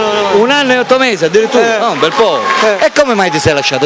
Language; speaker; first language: Italian; native; Italian